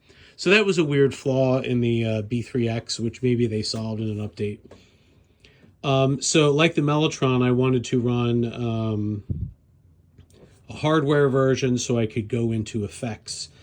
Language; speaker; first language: English; native; English